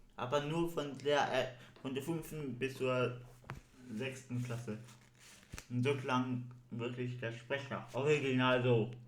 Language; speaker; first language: German; early bilingual, other home language; Spanish